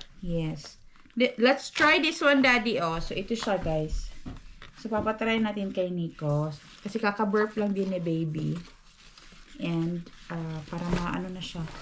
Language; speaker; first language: Filipino; non-native, local second language; Cebuano